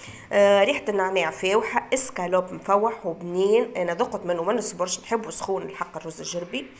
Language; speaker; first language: Arabic; native; Arabic